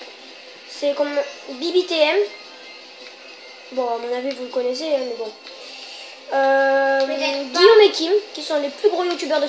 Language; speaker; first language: French; native; French